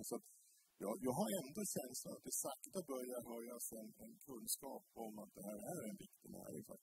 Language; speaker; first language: Swedish; native; Swedish